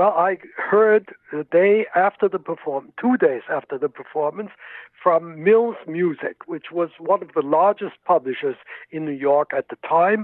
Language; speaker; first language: English; native; English